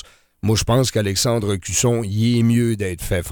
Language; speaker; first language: French; native; French